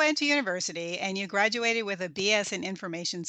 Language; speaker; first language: English; native; English